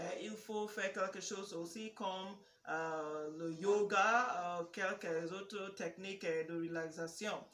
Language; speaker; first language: French; non-native, learner; English